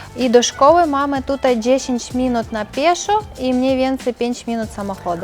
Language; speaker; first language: Polish; non-native, fluent; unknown